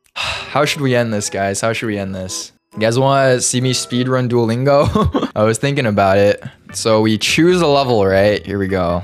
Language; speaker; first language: English; early bilingual, other home language; Chinese